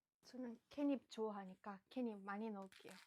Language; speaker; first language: Korean; non-native, fluent; Japanese